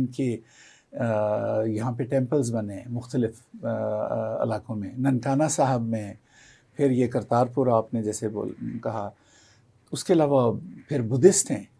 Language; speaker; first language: Urdu; non-native, local second language; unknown